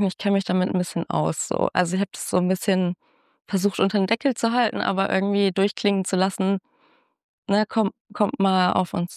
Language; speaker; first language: German; native; German